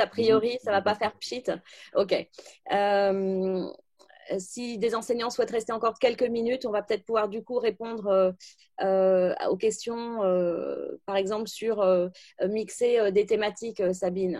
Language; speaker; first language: French; native; French